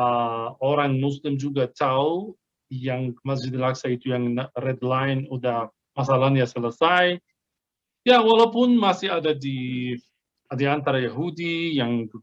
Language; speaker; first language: Indonesian; non-native, fluent; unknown